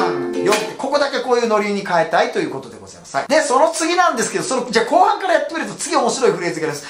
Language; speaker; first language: Japanese; native; Japanese